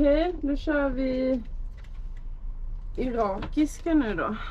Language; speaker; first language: Swedish; native; Swedish